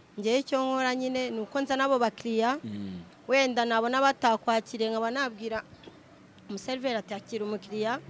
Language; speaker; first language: Kinyarwanda; native; Kinyarwanda